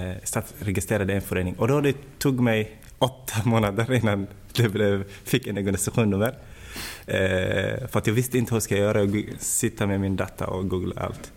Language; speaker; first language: Swedish; non-native, fluent; Somali